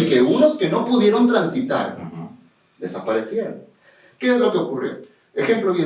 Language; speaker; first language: Spanish; native; Spanish